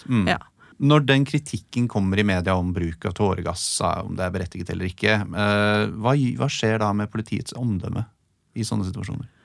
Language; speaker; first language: Norwegian; native; Norwegian